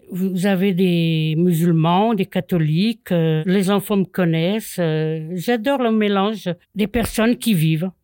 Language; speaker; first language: French; non-native, fluent; Portuguese